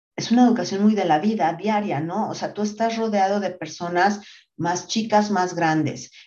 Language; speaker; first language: Spanish; native; Spanish